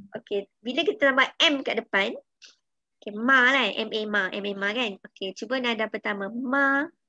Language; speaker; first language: Malay; native; Malay